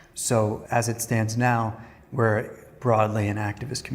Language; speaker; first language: English; native; English